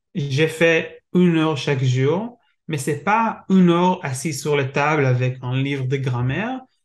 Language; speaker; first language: French; non-native, learner; Hebrew